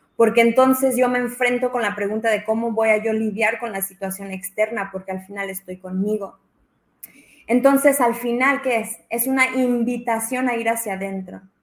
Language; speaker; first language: Spanish; early bilingual, heritage; Spanish